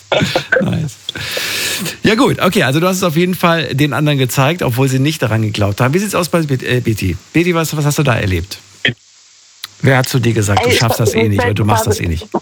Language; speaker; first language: German; native; German